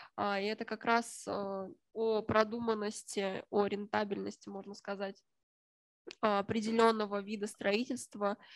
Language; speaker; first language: Russian; native; Russian